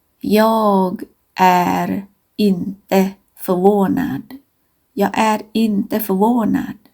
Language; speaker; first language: Swedish; non-native, fluent; Thai